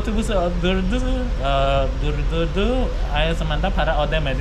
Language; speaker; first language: Turkish; non-native, fluent; Khmer